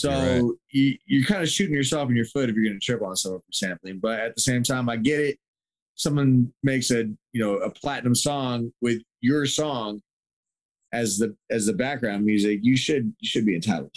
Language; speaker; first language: English; native; English